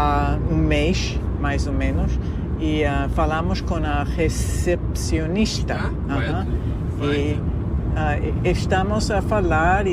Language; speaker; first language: Portuguese; non-native, learner; English